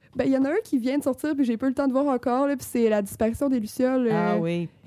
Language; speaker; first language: French; native; French